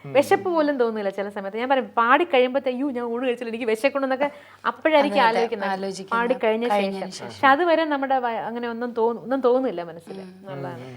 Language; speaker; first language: Malayalam; native; Malayalam